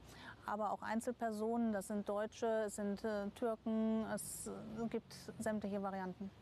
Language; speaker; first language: German; native; German